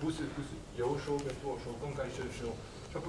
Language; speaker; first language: Chinese; non-native, learner; French